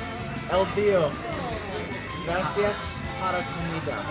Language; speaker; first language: Spanish; non-native, learner; English